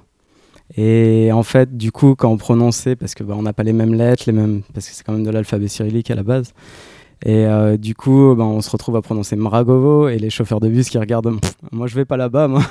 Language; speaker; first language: French; native; French